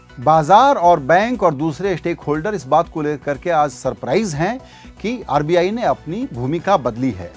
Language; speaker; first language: Hindi; native; Hindi